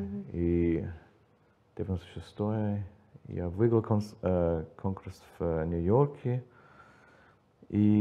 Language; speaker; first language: Russian; non-native, learner; English